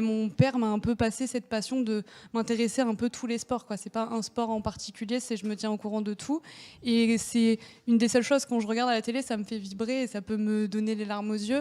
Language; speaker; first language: French; native; French